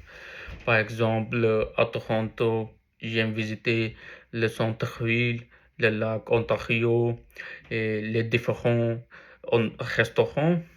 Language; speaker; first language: French; non-native, learner; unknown